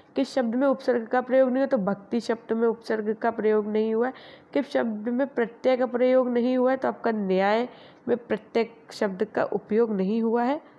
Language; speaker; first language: Hindi; native; Hindi